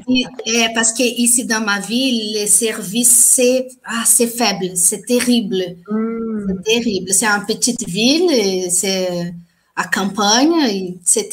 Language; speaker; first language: French; non-native, learner; Portuguese